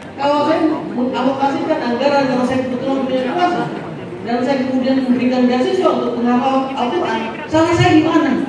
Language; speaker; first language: Indonesian; non-native, local second language; Madurese